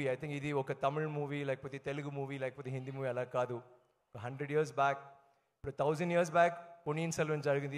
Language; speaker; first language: Telugu; non-native, learner; Tamil